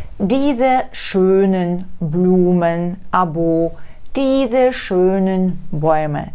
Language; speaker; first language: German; non-native, fluent; Ukrainian